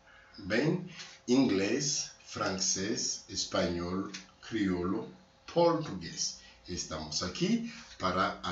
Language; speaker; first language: Portuguese; non-native, learner; Haitian Creole